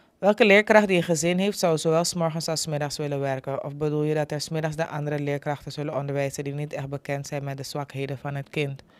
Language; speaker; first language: Dutch; native; Dutch